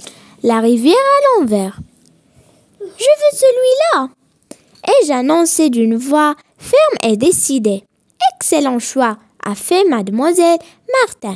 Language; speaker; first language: French; non-native, local second language; Arabic